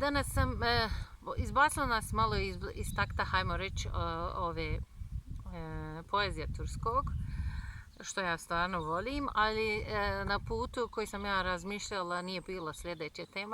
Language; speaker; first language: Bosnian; non-native, fluent; Turkish